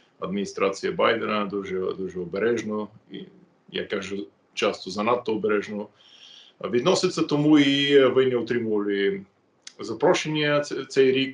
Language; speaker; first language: Ukrainian; non-native, fluent; English